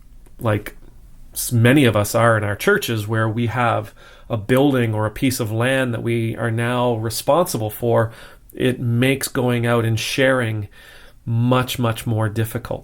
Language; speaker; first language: English; native; English